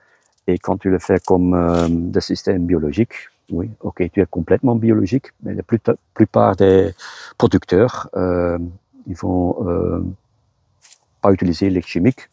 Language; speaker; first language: French; non-native, local second language; Dutch